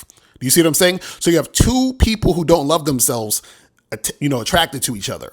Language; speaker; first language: English; native; English